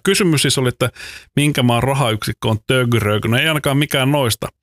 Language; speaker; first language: Finnish; native; Finnish